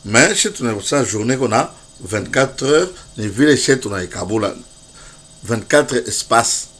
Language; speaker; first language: French; non-native, local second language; Swahili